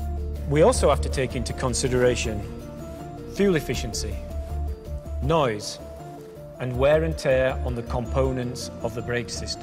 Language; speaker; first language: English; native; English